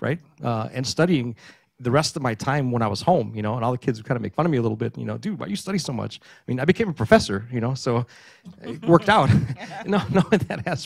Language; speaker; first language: English; early bilingual, other home language; Greek